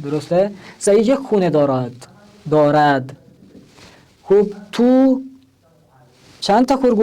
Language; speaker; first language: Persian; non-native, fluent; Urdu